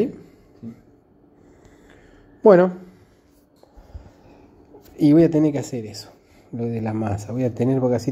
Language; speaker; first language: Spanish; native; Spanish